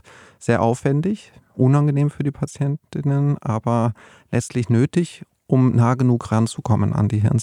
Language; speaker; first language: German; native; German